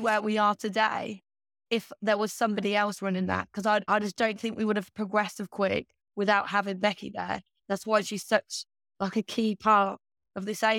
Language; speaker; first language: English; native; English